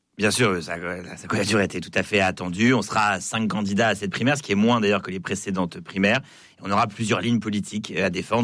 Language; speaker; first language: French; native; French